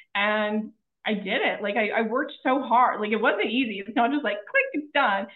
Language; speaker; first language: English; native; English